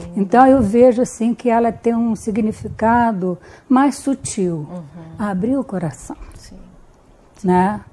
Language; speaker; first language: Portuguese; early bilingual, other home language; Hungarian